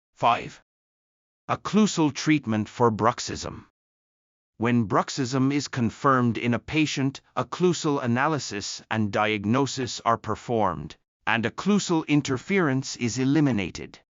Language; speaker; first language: English; non-native, fluent; Japanese